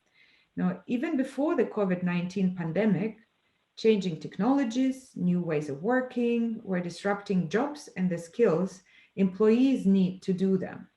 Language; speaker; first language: English; non-native, fluent; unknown